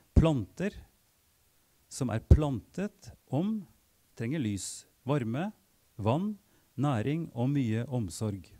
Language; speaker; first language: Norwegian; native; Norwegian